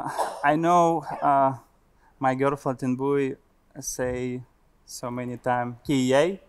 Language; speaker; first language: English; non-native, learner; Russian